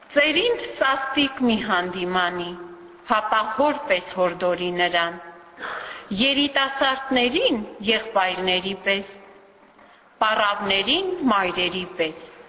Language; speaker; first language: Armenian; native; Armenian